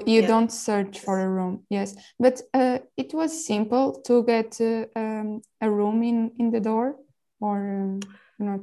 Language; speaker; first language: English; non-native, local second language; Portuguese